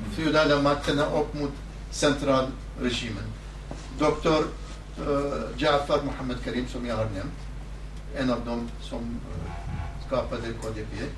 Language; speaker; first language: Swedish; non-native, fluent; Southern Kurdish